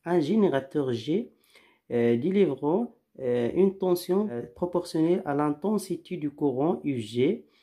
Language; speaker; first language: French; non-native, local second language; Arabic